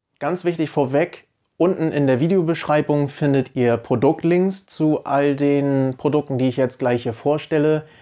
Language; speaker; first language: German; native; German